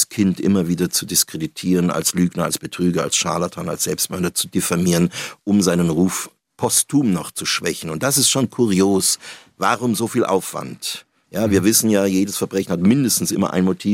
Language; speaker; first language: German; native; German